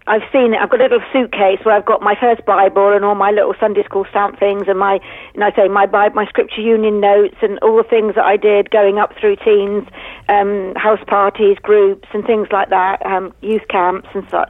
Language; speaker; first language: English; native; English